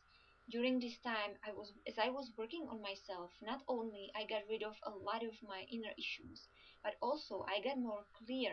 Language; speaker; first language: English; non-native, fluent; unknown